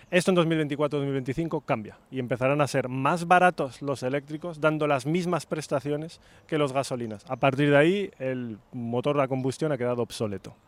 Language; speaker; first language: Spanish; native; Spanish